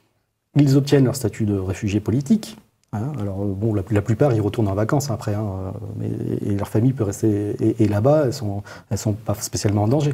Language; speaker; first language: French; native; French